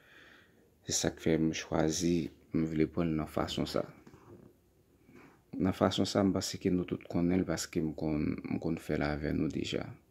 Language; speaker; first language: French; non-native, learner; Haitian Creole